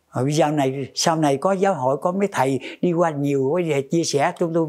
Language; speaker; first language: Vietnamese; native; Vietnamese